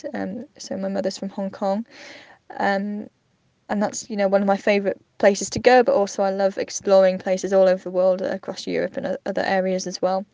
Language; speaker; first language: English; native; English